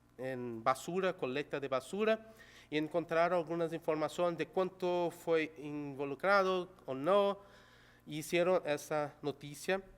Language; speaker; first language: Spanish; non-native, local second language; Portuguese